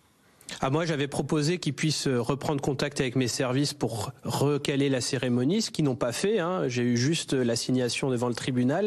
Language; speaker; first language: French; native; French